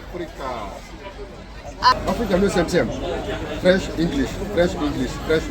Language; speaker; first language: English; non-native, learner; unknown